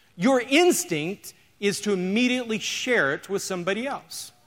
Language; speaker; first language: English; native; English